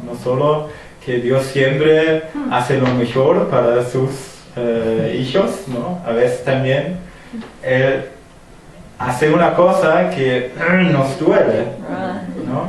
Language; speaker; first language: Spanish; non-native, fluent; German